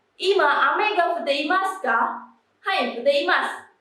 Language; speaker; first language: Japanese; non-native, fluent; Indonesian